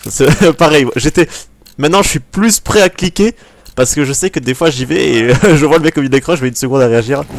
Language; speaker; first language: French; native; French